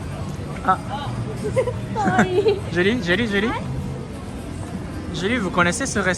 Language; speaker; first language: French; non-native, fluent; Japanese